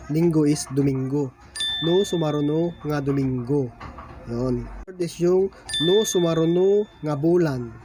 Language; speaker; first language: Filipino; non-native, local second language; Iloko